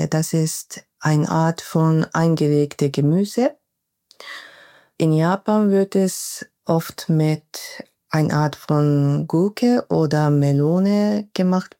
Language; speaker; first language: German; non-native, fluent; Japanese